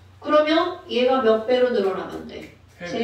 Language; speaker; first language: Korean; native; Korean